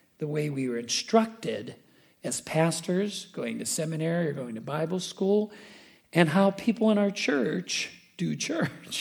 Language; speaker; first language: English; native; English